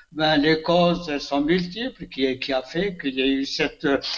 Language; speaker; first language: French; non-native, local second language; Kabyle